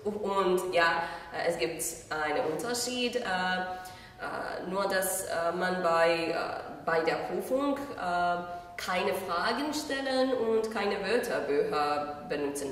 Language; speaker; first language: German; non-native, fluent; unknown